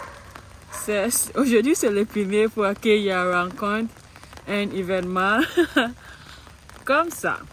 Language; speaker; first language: French; non-native, learner; English